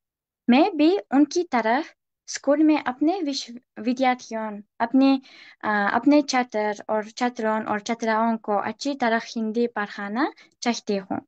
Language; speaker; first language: Hindi; non-native, fluent; Uzbek